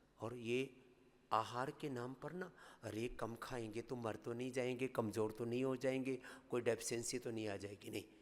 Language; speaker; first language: Hindi; native; Hindi